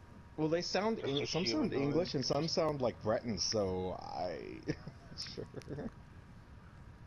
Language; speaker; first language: English; native; English